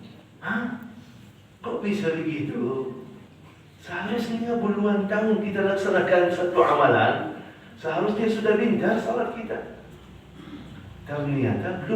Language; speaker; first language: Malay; non-native, fluent; Arabic